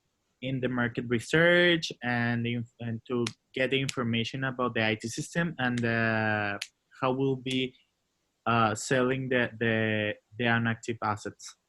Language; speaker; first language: English; non-native, learner; Spanish